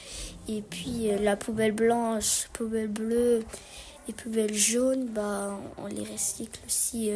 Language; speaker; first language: French; early bilingual, other home language; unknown